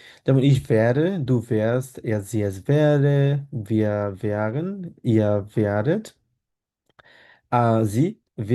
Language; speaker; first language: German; non-native, fluent; Bangla